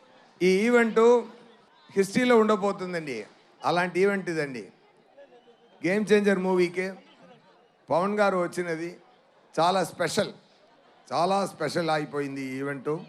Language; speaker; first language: Telugu; non-native, learner; Tamil